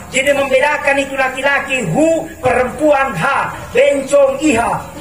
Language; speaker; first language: Indonesian; non-native, local second language; Buginese